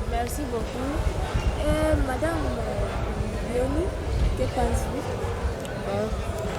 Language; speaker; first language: French; non-native, fluent; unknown